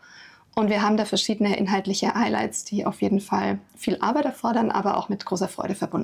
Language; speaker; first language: German; native; German